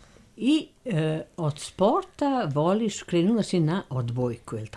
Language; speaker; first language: Serbian; native; Serbian